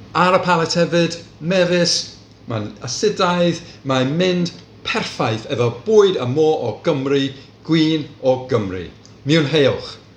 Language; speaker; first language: Welsh; non-native, local second language; English